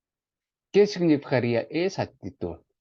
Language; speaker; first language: Spanish; non-native, fluent; Korean